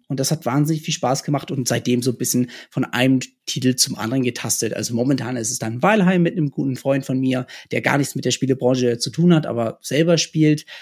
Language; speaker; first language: German; early bilingual, other home language; English